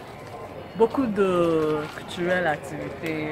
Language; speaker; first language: French; non-native, learner; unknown